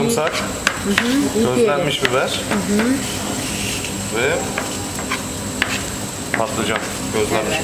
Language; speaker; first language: Turkish; native; Turkish